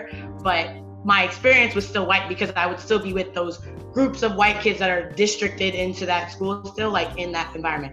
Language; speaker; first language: English; native; English